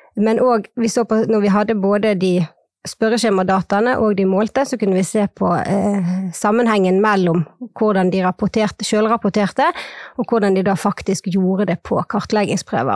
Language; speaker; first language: Norwegian; native; Norwegian